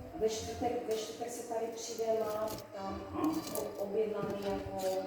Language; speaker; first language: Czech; non-native, learner; Ukrainian